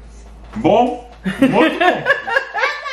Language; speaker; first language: Portuguese; non-native, learner; Dutch